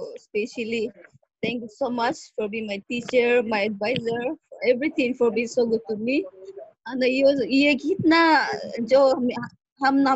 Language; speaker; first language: Hindi; non-native, local second language; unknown